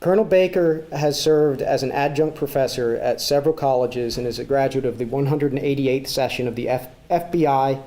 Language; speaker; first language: English; native; English